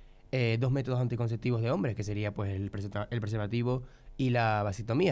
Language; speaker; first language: Spanish; native; Spanish